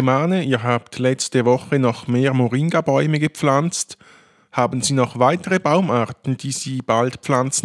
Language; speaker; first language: German; native; German